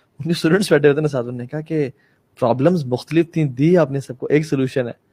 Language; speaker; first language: Urdu; native; Urdu